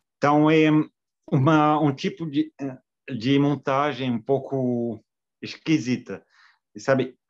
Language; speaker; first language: Portuguese; non-native, fluent; French